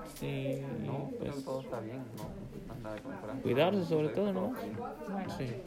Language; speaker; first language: Spanish; native; Spanish